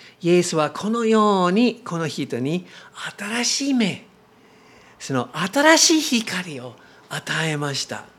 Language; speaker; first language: Japanese; non-native, learner; English